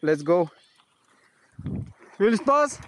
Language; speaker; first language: German; non-native, learner; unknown